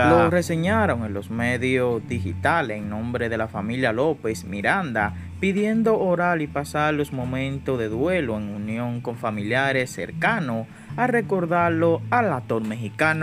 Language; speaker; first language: Spanish; native; Spanish